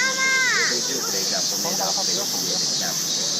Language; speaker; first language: French; non-native, learner; Japanese